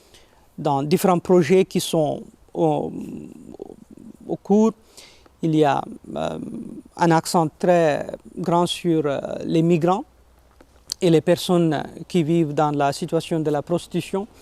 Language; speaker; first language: French; non-native, fluent; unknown